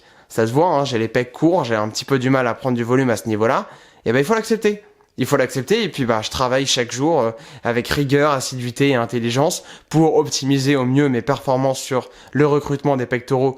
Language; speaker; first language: French; native; French